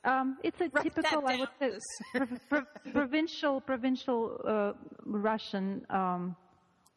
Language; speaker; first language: English; non-native, fluent; Russian